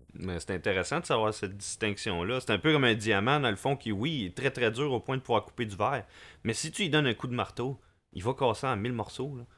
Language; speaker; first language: French; native; French